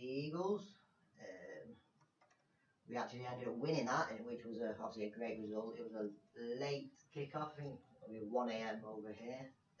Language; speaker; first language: English; native; English